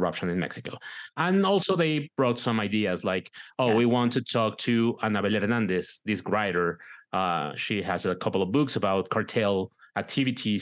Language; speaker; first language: English; non-native, fluent; Spanish